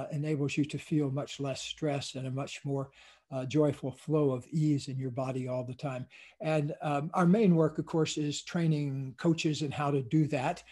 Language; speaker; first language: English; native; English